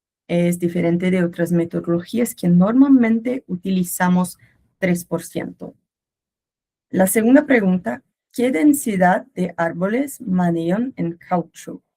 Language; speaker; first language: Spanish; non-native, learner; Portuguese